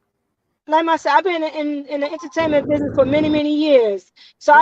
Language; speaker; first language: English; native; English